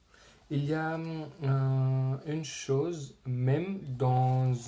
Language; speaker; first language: French; non-native, learner; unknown